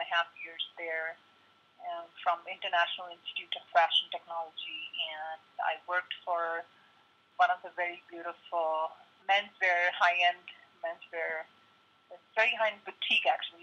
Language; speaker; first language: English; non-native, local second language; Hindi